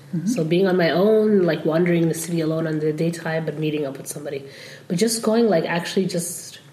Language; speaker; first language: English; non-native, fluent; Somali